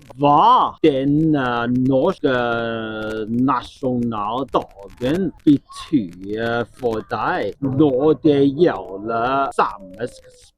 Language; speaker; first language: Norwegian; non-native, learner; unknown